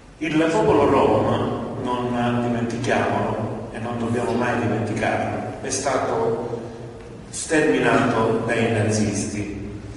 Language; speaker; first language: Italian; native; Italian